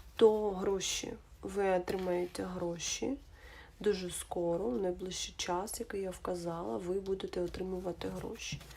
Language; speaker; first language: Ukrainian; non-native, local second language; Russian